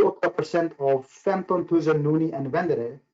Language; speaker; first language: Swedish; non-native, fluent; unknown